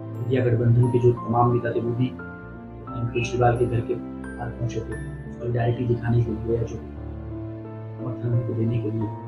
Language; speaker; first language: Hindi; native; Hindi